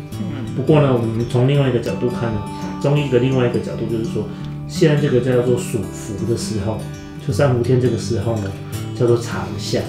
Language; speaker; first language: Chinese; native; Chinese